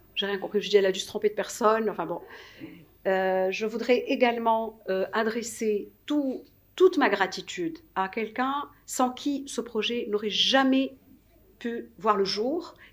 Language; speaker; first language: French; non-native, local second language; Arabic